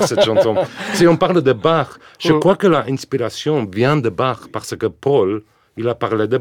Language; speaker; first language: French; non-native, fluent; English